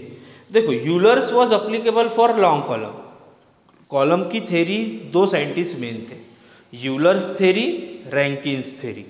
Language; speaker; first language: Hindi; non-native, local second language; Marathi